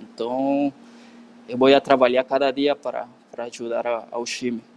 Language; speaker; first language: Portuguese; non-native, learner; Spanish